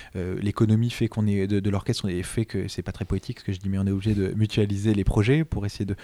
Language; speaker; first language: French; native; French